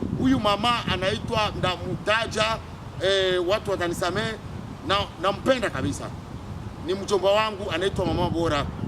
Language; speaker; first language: Swahili; native; Swahili